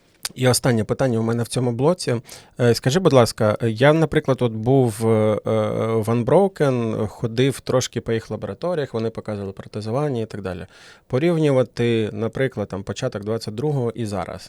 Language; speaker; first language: Ukrainian; native; Ukrainian